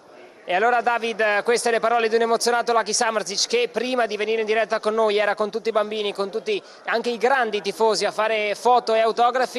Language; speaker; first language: Italian; native; Italian